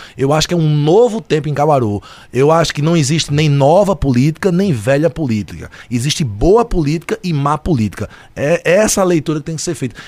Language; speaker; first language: Portuguese; native; Portuguese